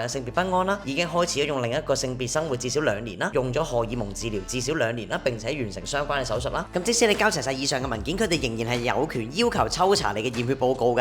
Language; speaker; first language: Cantonese; native; Cantonese